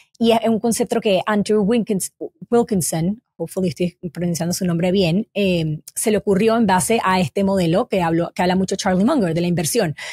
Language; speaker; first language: Spanish; native; Spanish